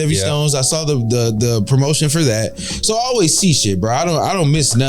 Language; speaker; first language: English; native; English